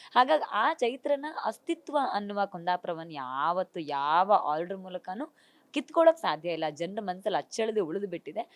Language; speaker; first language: Kannada; native; Kannada